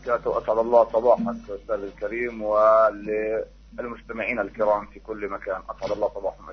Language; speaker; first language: Arabic; native; Arabic